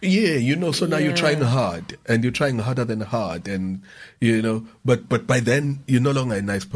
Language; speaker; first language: English; non-native, local second language; Zulu